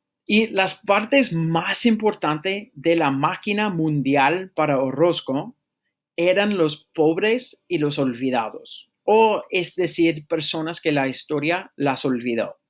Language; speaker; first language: Spanish; non-native, fluent; English